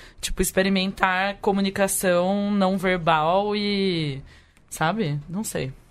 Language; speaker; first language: Portuguese; native; Portuguese